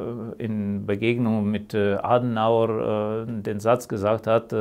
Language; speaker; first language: German; early bilingual, heritage; German